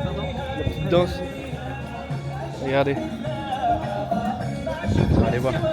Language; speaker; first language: French; native; French